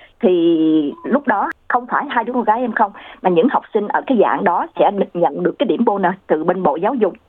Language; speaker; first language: Vietnamese; native; Vietnamese